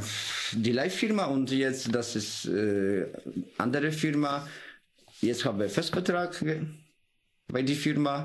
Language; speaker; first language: German; non-native, learner; Polish